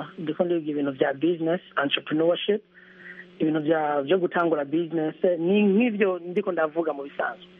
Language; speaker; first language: Rundi; early bilingual, heritage; Rundi